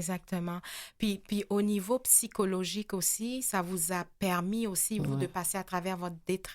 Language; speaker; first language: French; native; French